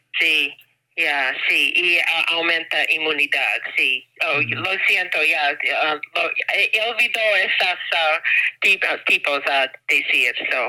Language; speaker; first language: Spanish; non-native, learner; English